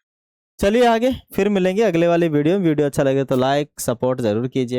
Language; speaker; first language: Hindi; native; Hindi